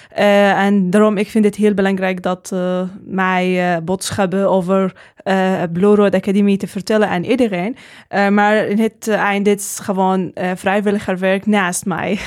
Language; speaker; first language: Dutch; non-native, learner; Arabic